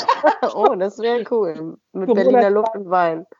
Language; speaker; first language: German; native; German